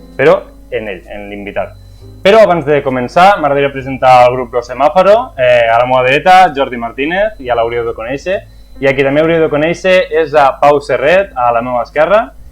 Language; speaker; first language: Catalan; native; Catalan